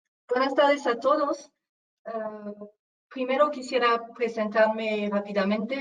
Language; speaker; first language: Spanish; non-native, fluent; French